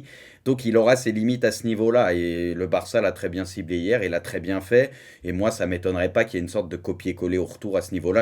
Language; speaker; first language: French; native; French